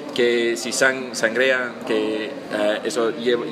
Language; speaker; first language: Spanish; non-native, fluent; English